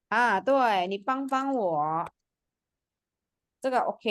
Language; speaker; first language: Chinese; non-native, fluent; Indonesian